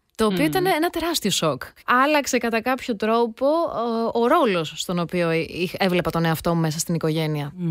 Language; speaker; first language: Greek; native; Greek